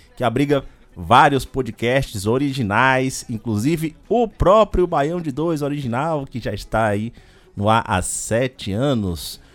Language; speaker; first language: Portuguese; native; Portuguese